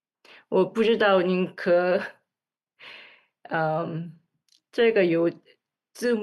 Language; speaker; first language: Chinese; non-native, learner; English